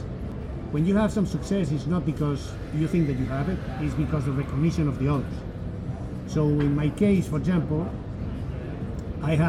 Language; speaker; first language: English; non-native, fluent; Spanish